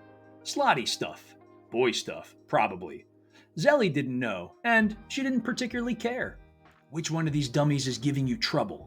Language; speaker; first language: English; native; English